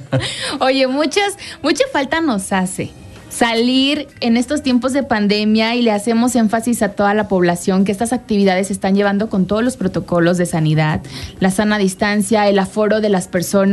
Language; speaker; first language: Spanish; native; Spanish